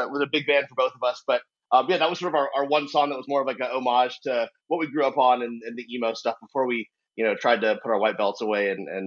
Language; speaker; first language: English; native; English